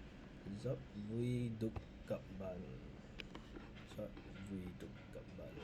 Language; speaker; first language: Vietnamese; non-native, learner; English